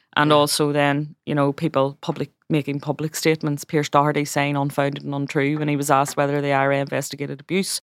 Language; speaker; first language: English; native; English